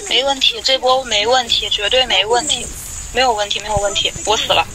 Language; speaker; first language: Chinese; native; Chinese